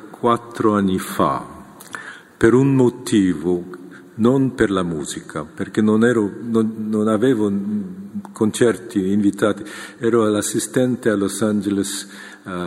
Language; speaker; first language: Italian; non-native, fluent; Korean